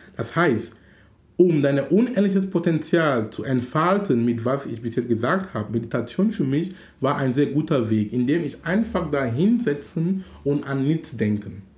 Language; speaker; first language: German; non-native, fluent; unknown